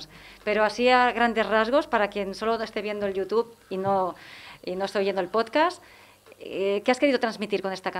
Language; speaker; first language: Spanish; native; Spanish